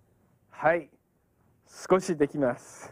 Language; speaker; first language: Japanese; non-native, fluent; English